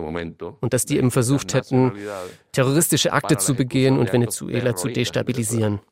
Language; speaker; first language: German; native; German